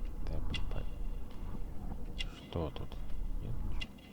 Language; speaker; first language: Russian; native; Russian